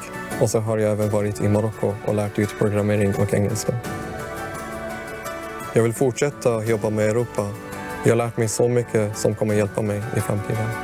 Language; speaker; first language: Swedish; early bilingual, other home language; Persian